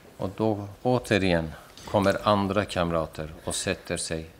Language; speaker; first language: Swedish; non-native, fluent; Persian